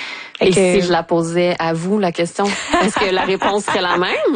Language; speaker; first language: French; native; French